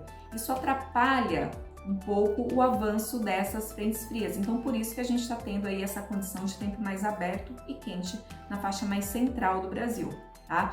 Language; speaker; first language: Portuguese; native; Portuguese